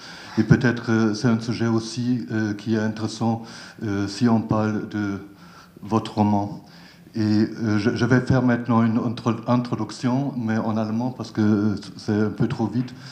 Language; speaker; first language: French; non-native, learner; German